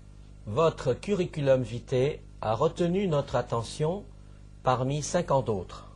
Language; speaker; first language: French; non-native, fluent; Chinese